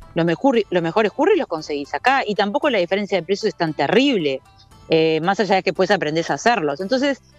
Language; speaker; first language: Spanish; native; Spanish